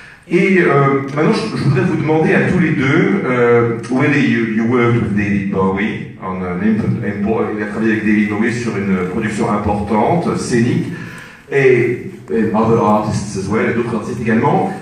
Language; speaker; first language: French; native; French